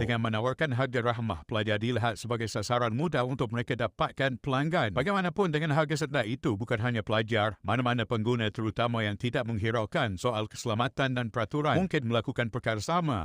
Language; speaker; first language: Malay; native; Malay